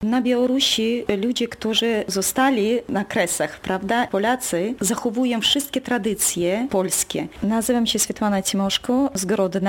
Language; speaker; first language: Polish; non-native, local second language; Russian